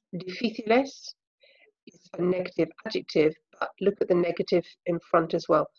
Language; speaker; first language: English; native; English